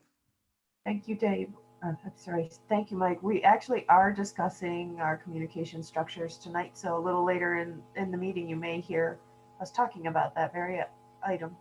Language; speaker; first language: English; native; English